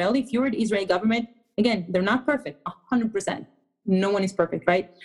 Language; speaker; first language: English; non-native, fluent; Hebrew